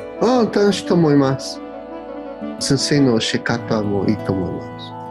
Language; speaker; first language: Japanese; non-native, learner; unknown